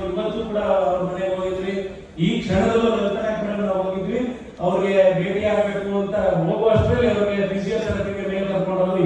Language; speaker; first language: Kannada; non-native, local second language; Lambadi